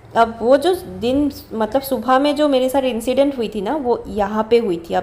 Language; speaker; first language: Hindi; non-native, local second language; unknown